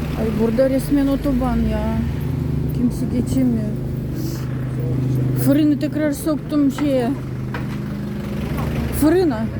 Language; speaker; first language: Turkish; non-native, fluent; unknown